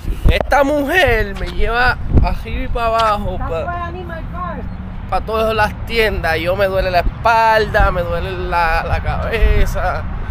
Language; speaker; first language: Spanish; native; Spanish